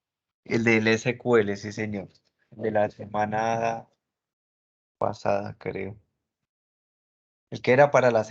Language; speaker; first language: Spanish; native; Spanish